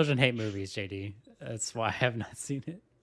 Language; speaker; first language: English; native; English